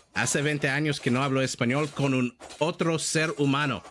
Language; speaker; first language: Spanish; non-native, learner; English